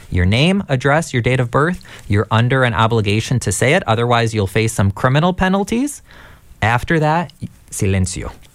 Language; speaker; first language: English; native; English